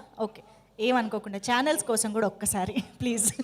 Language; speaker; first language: Telugu; native; Telugu